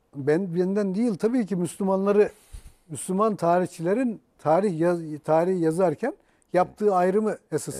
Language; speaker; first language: Turkish; native; Turkish